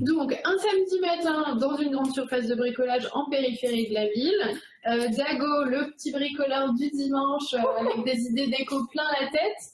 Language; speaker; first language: French; native; French